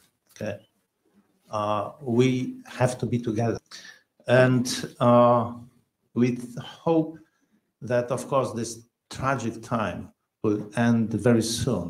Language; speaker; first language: English; non-native, fluent; Polish